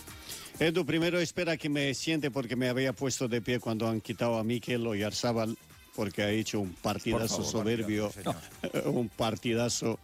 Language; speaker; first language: Spanish; native; Spanish